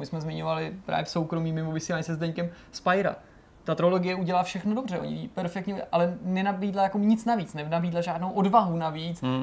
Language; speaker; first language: Czech; native; Czech